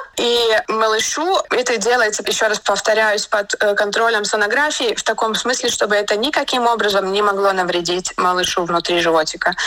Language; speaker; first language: Russian; native; Russian